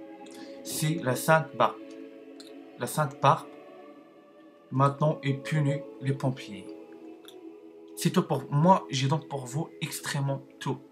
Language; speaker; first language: French; non-native, learner; Arabic